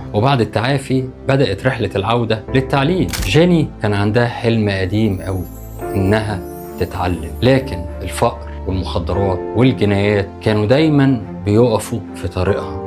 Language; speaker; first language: Arabic; native; Arabic